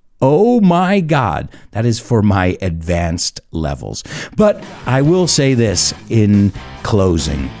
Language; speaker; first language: English; native; English